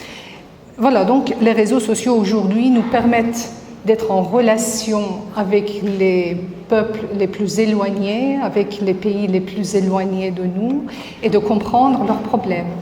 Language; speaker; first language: French; non-native, fluent; Persian